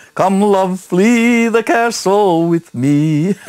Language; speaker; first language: English; early bilingual, other home language; Finnish